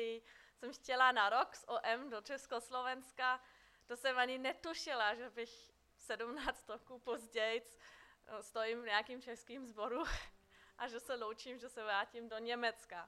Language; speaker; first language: Czech; non-native, fluent; German